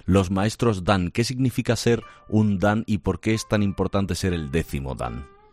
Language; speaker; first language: Spanish; native; Spanish